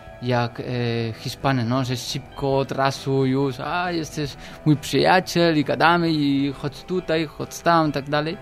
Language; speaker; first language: Polish; non-native, learner; Spanish